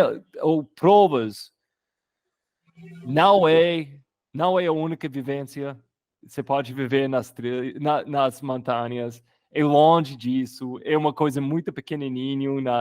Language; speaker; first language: Portuguese; non-native, fluent; English